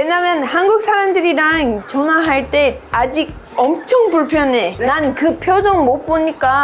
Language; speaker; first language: Korean; non-native, learner; English